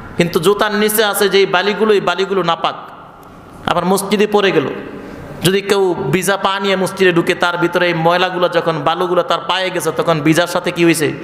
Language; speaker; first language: Bangla; native; Bangla